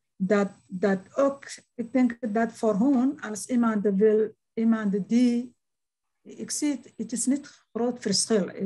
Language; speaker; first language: Dutch; non-native, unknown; Somali